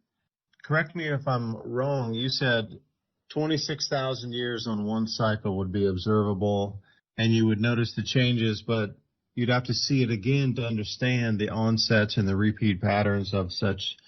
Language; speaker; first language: English; native; English